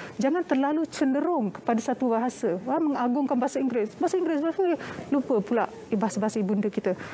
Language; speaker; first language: Malay; native; Malay